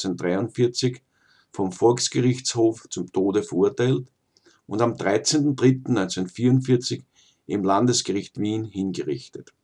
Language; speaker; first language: German; native; German